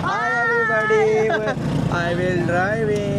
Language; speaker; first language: English; non-native, learner; Urdu